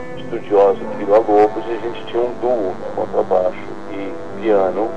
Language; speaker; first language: Portuguese; non-native, fluent; English